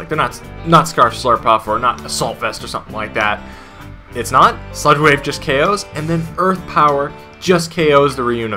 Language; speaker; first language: English; native; English